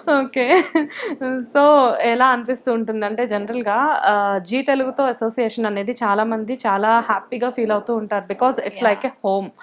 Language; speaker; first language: Telugu; native; Telugu